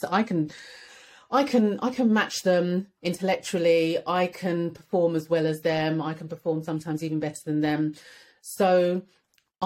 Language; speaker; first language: English; native; English